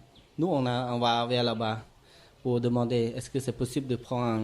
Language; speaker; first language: French; non-native, learner; Khmer